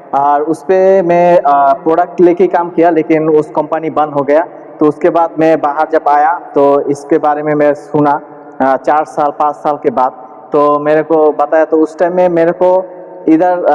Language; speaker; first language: Hindi; non-native, learner; Bangla